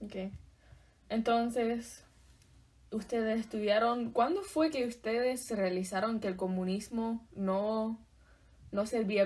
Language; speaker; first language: Spanish; early bilingual, heritage; Spanish